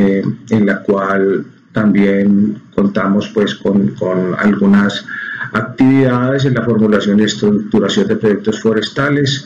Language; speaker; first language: Spanish; native; Spanish